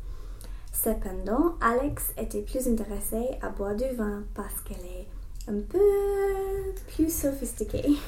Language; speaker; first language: French; non-native, learner; English